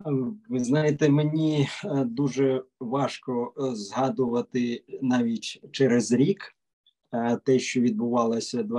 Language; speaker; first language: Ukrainian; native; Ukrainian